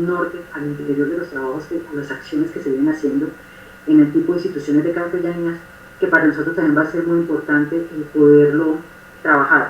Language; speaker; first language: Spanish; native; Spanish